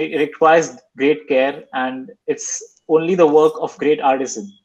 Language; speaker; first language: English; non-native, local second language; Hindi